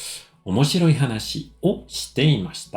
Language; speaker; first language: Japanese; non-native, fluent; French